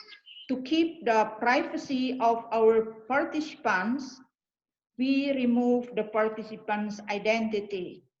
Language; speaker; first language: English; non-native, fluent; Indonesian